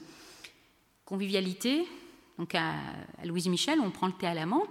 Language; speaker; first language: French; native; French